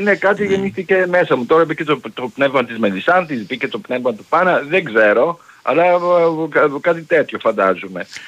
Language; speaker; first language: Greek; early bilingual, heritage; Greek